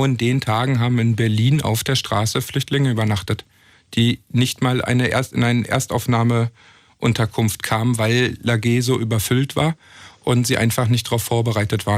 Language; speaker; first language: German; native; German